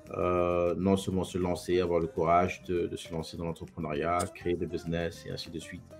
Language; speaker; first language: French; non-native, local second language; Lingala